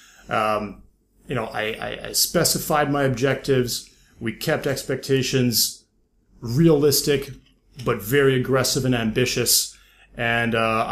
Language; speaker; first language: English; native; English